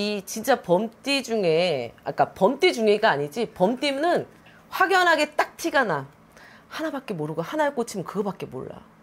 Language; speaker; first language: Korean; native; Korean